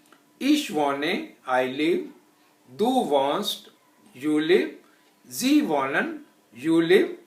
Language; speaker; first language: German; non-native, fluent; Hindi